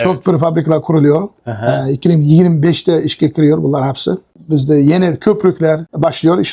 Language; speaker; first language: Turkish; non-native, learner; Uyghur